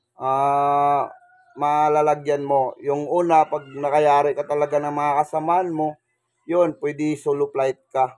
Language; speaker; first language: Filipino; native; Filipino